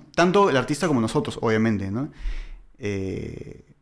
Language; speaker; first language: Spanish; native; Spanish